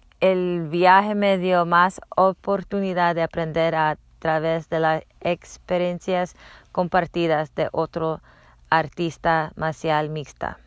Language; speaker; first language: Spanish; non-native, learner; English